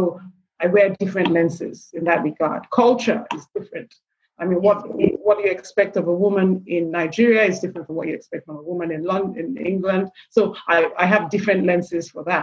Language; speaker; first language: English; non-native, local second language; Yoruba